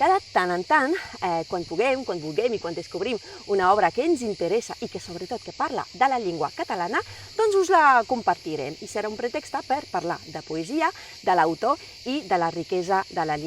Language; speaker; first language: Catalan; native; Catalan